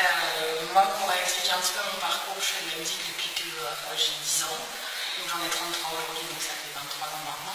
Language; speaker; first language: French; native; French